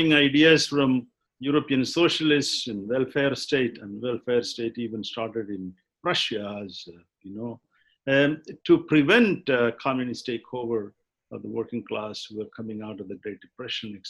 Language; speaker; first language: English; non-native, local second language; Malayalam